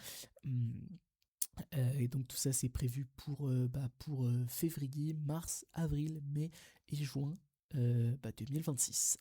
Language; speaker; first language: French; native; French